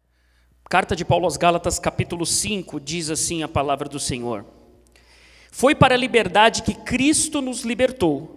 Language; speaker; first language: Portuguese; native; Portuguese